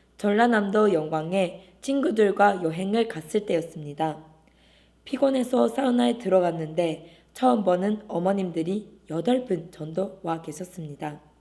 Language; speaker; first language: Korean; non-native, fluent; Japanese